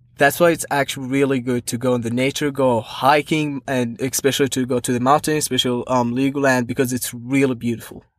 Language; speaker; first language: English; non-native, fluent; Arabic